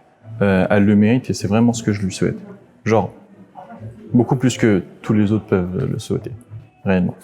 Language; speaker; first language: French; native; French